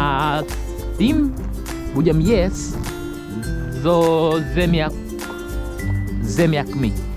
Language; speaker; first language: Slovak; non-native, learner; English